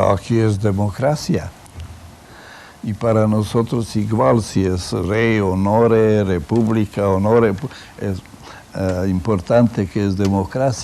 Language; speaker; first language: Spanish; non-native, learner; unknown